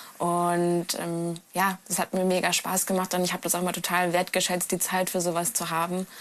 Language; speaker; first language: German; native; German